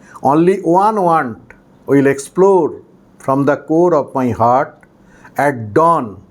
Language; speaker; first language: English; non-native, local second language; Bangla